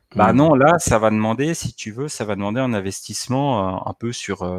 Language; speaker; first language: French; native; French